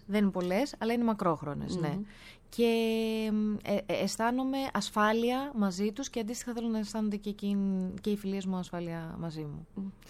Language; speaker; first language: Greek; native; Greek